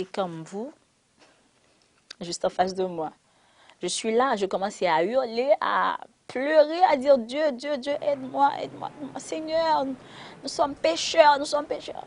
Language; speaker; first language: French; non-native, local second language; Haitian Creole